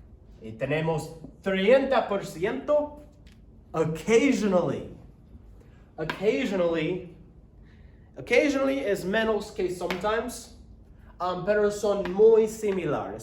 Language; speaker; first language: Spanish; non-native, learner; English